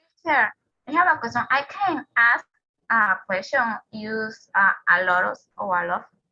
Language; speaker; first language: English; non-native, learner; Spanish